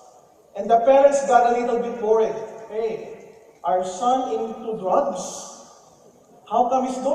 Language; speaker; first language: English; non-native, local second language; Filipino